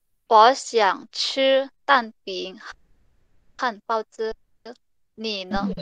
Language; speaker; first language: Chinese; non-native, learner; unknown